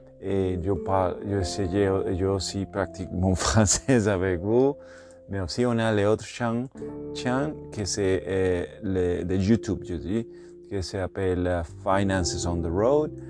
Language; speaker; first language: French; non-native, learner; Spanish